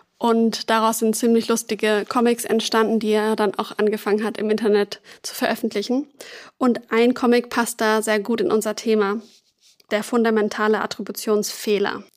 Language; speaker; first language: German; native; German